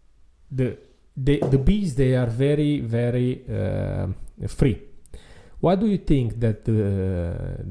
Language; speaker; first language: English; non-native, fluent; Italian